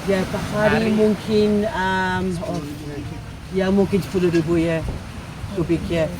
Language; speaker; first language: Indonesian; non-native, learner; English